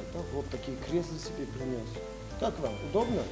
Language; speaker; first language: Russian; non-native, fluent; Tajik